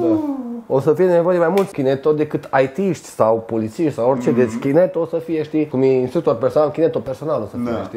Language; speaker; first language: Romanian; native; Romanian